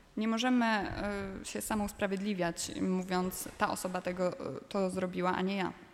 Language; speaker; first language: Polish; native; Polish